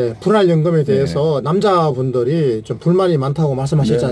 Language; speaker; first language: Korean; native; Korean